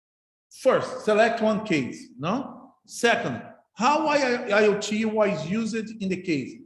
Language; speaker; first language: English; non-native, fluent; Portuguese